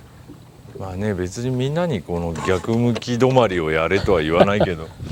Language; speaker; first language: Japanese; native; Japanese